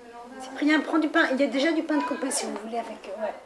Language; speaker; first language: French; native; French